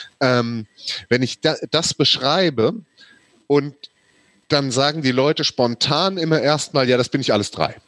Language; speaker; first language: German; native; German